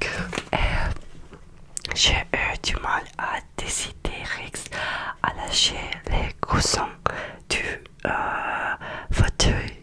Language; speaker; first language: French; non-native, learner; Russian